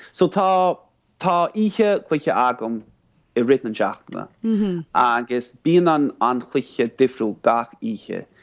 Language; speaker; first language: Irish; non-native, fluent; English